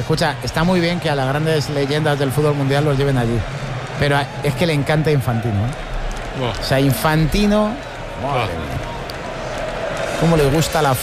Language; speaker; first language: Spanish; native; Spanish